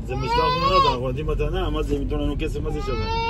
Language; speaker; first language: Hebrew; native; Hebrew